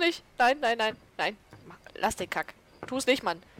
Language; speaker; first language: German; native; German